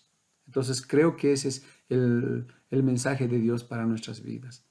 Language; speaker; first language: Spanish; native; Spanish